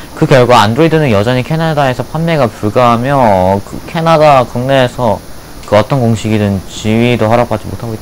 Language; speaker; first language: Korean; native; Korean